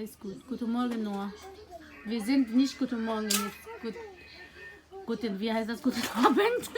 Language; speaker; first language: German; non-native, learner; Arabic